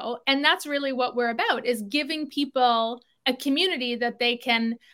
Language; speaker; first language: English; native; English